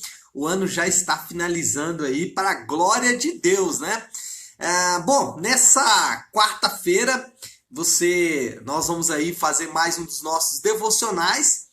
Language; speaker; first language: Portuguese; native; Portuguese